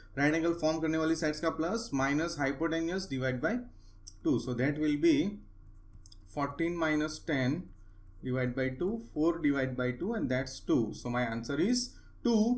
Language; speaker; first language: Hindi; non-native, local second language; Gujarati